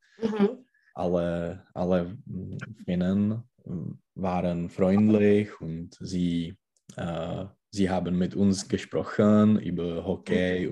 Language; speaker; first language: German; non-native, learner; Czech